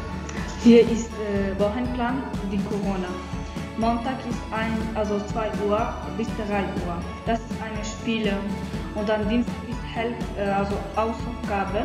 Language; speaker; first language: German; non-native, learner; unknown